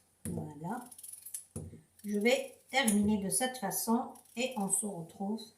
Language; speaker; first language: French; non-native, local second language; Arabic